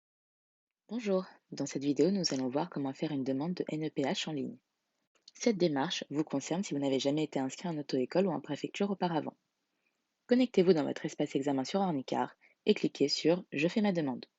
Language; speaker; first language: French; native; French